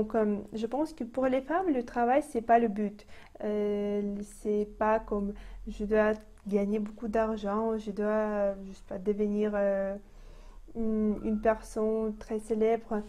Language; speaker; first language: French; non-native, fluent; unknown